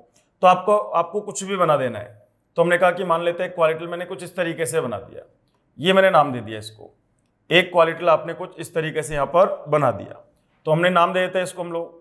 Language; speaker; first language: Hindi; native; Hindi